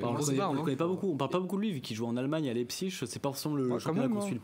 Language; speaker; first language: French; native; French